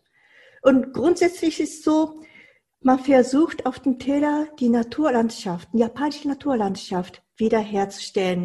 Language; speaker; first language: German; non-native, fluent; Japanese